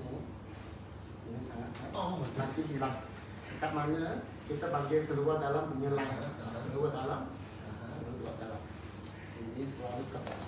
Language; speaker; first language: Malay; non-native, local second language; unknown